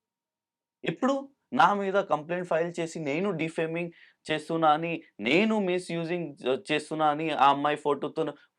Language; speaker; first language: Telugu; non-native, local second language; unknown